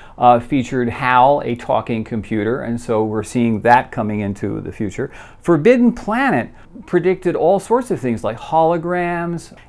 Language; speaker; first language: English; native; English